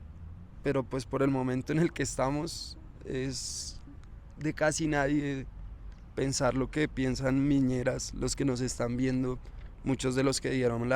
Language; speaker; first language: Spanish; native; Spanish